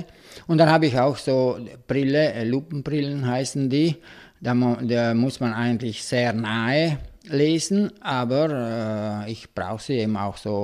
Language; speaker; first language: German; non-native, local second language; Italian